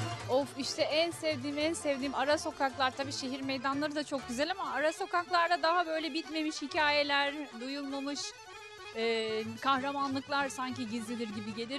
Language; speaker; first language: Turkish; native; Turkish